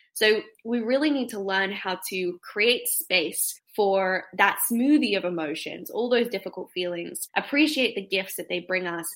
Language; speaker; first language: English; native; English